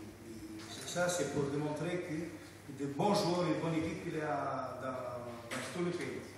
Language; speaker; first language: French; non-native, fluent; Portuguese